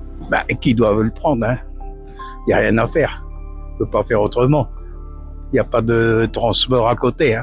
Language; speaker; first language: French; native; French